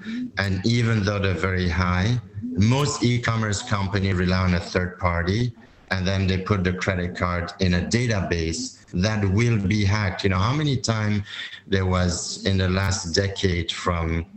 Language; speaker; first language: English; non-native, fluent; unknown